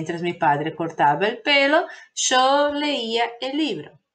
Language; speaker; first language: Spanish; non-native, fluent; Portuguese